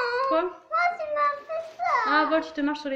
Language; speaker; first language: French; native; French